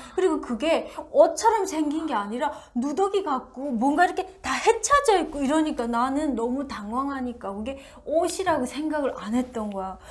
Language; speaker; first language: Korean; native; Korean